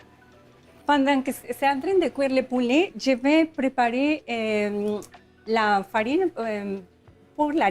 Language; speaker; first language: French; non-native, learner; Spanish